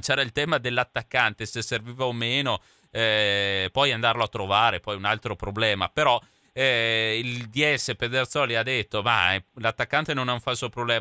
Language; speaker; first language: Italian; native; Italian